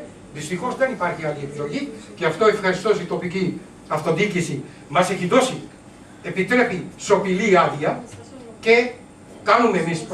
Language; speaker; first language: Greek; non-native, learner; Urdu